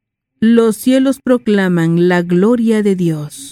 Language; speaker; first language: Spanish; native; Spanish